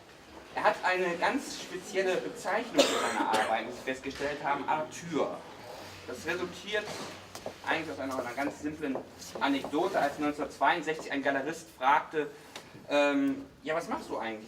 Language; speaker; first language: German; native; German